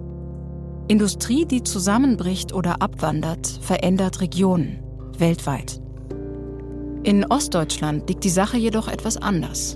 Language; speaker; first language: German; native; German